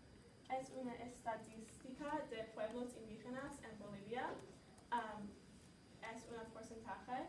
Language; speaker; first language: Spanish; non-native, learner; English